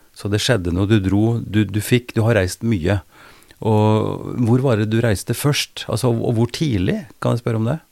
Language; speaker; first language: Norwegian; native; Norwegian